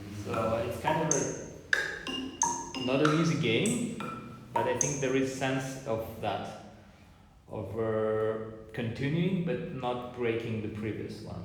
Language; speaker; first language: English; non-native, fluent; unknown